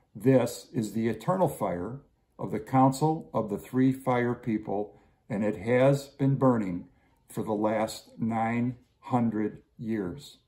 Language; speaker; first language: English; native; English